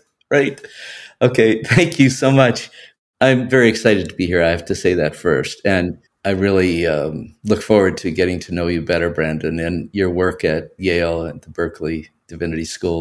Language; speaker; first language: English; native; English